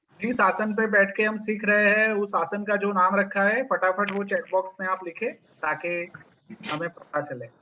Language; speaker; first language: Hindi; non-native, local second language; Gujarati